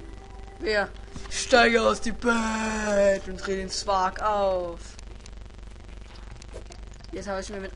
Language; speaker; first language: German; native; German